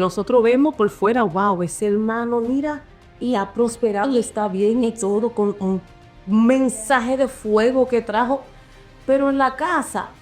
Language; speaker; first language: Spanish; early bilingual, heritage; Spanish